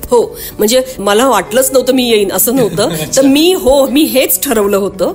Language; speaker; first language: Marathi; non-native, local second language; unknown